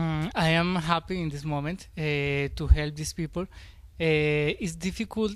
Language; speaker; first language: English; non-native, learner; Spanish